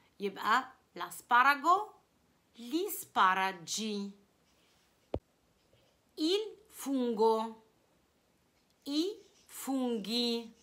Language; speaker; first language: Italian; non-native, fluent; Arabic